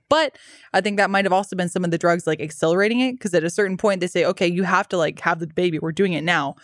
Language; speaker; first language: English; native; English